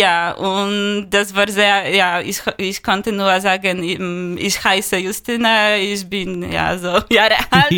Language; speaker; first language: German; non-native, learner; Polish